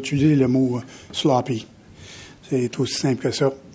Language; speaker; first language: French; native; French